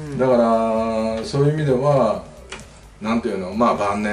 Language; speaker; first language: Japanese; native; Japanese